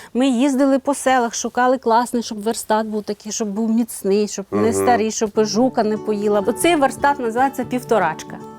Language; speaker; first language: Ukrainian; non-native, local second language; Russian